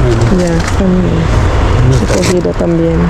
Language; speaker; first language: Spanish; non-native, learner; Filipino